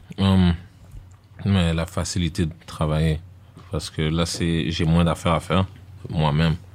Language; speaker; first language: French; native; French